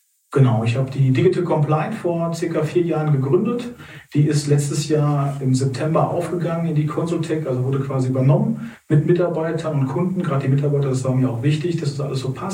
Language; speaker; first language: German; native; German